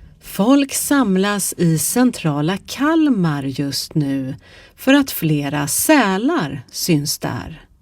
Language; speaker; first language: Swedish; native; Swedish